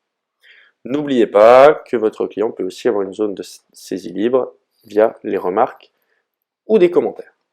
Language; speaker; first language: French; native; French